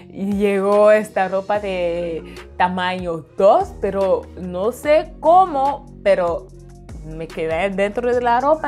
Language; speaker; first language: Spanish; non-native, fluent; English